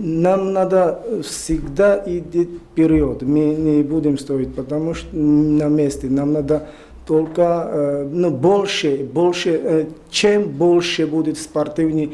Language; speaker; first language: Russian; non-native, learner; Georgian